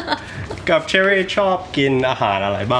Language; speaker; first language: Thai; early bilingual, heritage; Thai